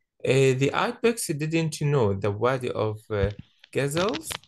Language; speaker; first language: English; non-native, fluent; Arabic